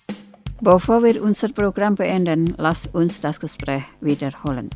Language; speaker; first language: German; non-native, fluent; Indonesian